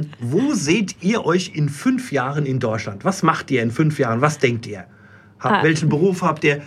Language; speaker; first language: German; native; German